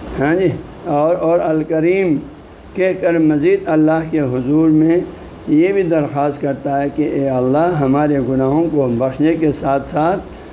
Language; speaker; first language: Urdu; non-native, local second language; Balti